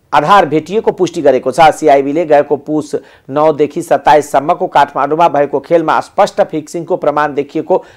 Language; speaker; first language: Nepali; non-native, local second language; Maithili